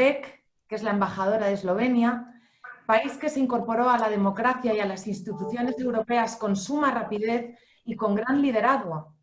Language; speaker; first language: Spanish; native; Spanish